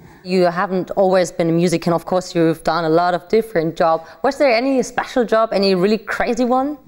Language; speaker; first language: English; non-native, fluent; German